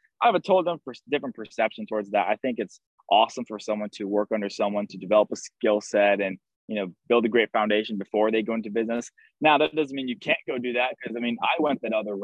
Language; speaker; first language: English; native; English